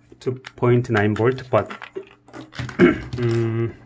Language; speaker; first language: English; non-native, learner; Korean